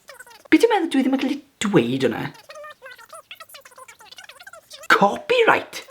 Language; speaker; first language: Welsh; non-native, local second language; English